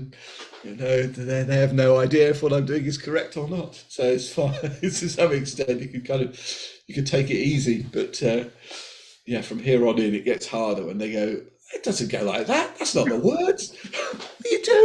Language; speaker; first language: English; native; English